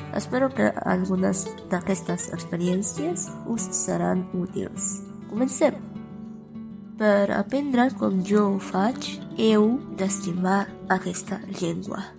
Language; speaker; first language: Catalan; non-native, learner; Romanian